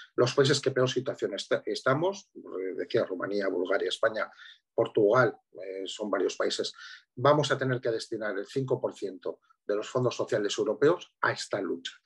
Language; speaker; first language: Spanish; native; Spanish